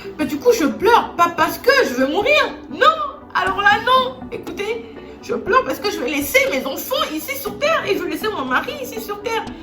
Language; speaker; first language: French; non-native, local second language; Lingala